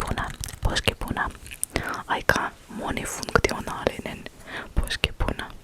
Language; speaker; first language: Finnish; non-native, fluent; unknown